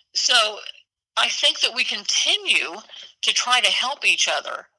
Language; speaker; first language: English; native; English